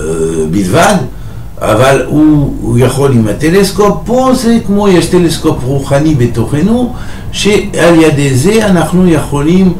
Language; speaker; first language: Hebrew; non-native, fluent; French